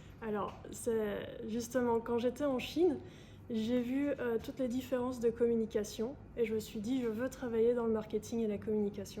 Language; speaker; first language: French; native; French